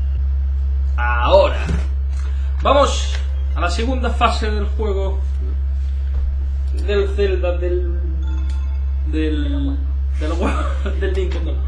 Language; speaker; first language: Spanish; native; Spanish